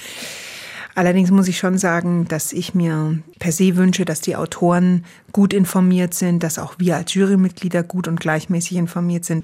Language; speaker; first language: German; native; German